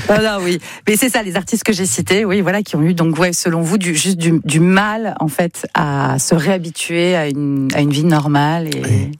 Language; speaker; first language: French; native; French